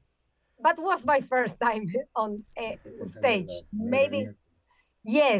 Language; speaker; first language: English; non-native, learner; Spanish